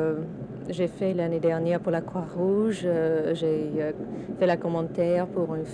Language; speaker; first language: French; non-native, fluent; English